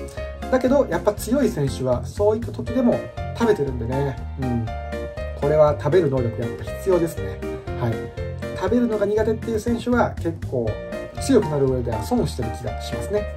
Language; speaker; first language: Japanese; native; Japanese